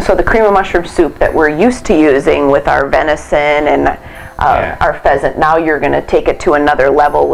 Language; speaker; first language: English; native; English